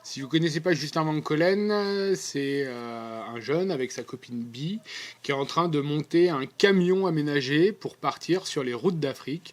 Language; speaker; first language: French; native; French